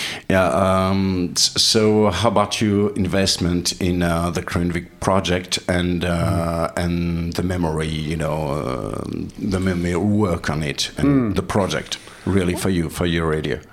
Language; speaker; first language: English; non-native, fluent; French